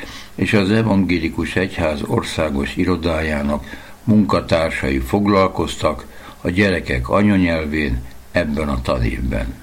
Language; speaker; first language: Hungarian; native; Hungarian